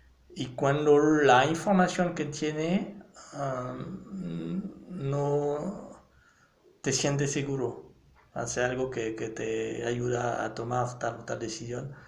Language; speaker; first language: Spanish; non-native, fluent; French